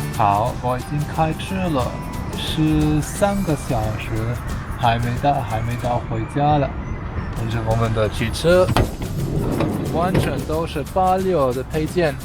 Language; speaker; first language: Chinese; non-native, learner; German